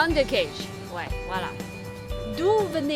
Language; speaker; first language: French; non-native, learner; Chinese